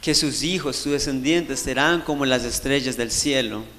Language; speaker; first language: Spanish; native; Spanish